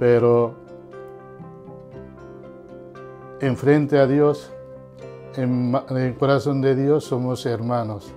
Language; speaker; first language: Spanish; non-native, learner; Korean